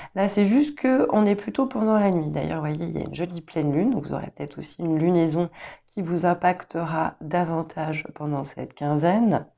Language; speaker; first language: French; native; French